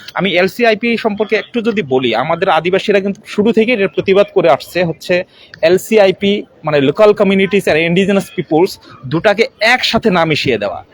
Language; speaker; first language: Bangla; non-native, local second language; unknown